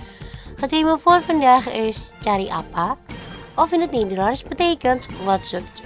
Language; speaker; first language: Dutch; non-native, learner; Indonesian